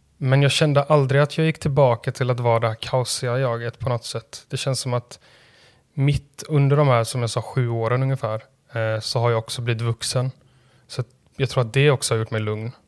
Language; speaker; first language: Swedish; native; Swedish